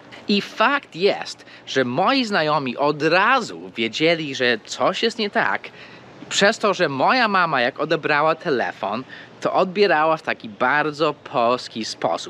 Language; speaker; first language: Polish; early bilingual, heritage; Polish